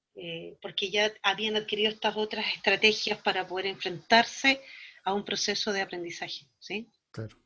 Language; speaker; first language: Spanish; native; Spanish